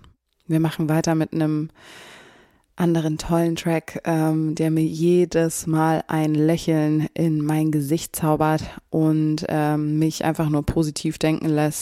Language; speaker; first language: German; native; German